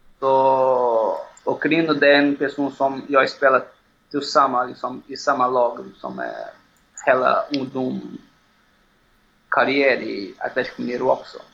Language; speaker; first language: Swedish; non-native, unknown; Portuguese